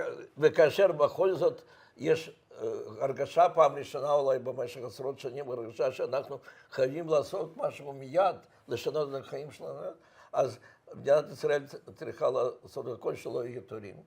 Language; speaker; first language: Hebrew; non-native, fluent; Russian